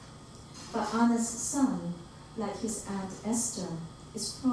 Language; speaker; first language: English; early bilingual, other home language; Korean